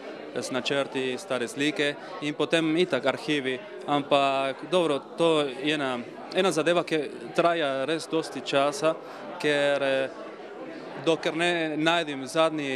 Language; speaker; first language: Slovenian; early bilingual, heritage; Spanish